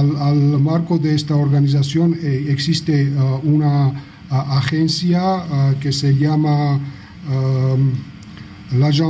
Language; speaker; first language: Spanish; non-native, fluent; Georgian